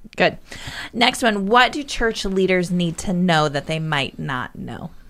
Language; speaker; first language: English; native; English